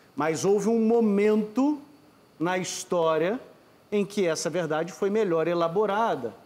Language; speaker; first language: Portuguese; native; Portuguese